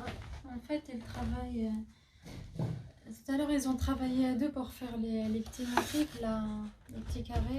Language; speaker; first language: French; non-native, local second language; Arabic